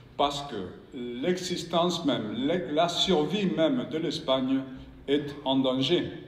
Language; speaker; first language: French; non-native, fluent; Spanish